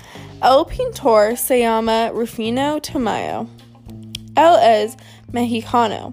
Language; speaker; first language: Spanish; non-native, learner; English